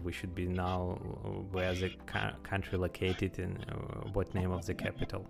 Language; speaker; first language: English; non-native, learner; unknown